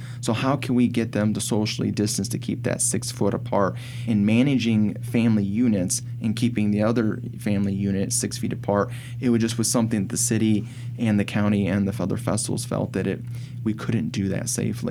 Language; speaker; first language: English; native; English